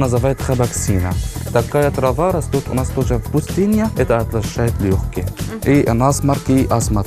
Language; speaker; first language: Russian; non-native, learner; Arabic